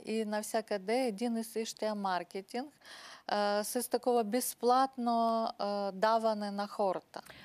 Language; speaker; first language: Bulgarian; non-native, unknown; Russian